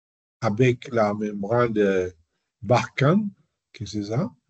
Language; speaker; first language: French; non-native, learner; Spanish